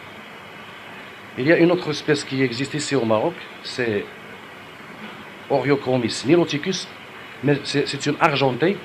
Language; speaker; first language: French; non-native, local second language; Arabic